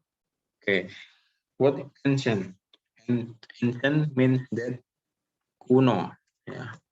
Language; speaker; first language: English; non-native, local second language; Indonesian